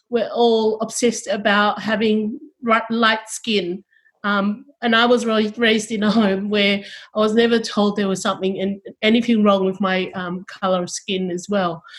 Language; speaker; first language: English; early bilingual, other home language; Tongan